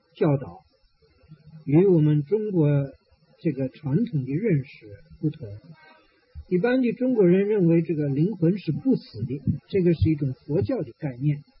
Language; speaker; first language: Chinese; native; Chinese